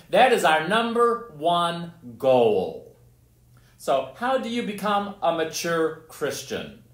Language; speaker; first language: English; native; English